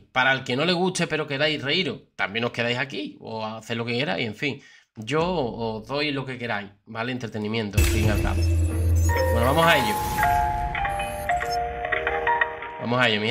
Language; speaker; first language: Spanish; native; Spanish